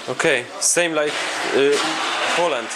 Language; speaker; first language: English; non-native, fluent; Polish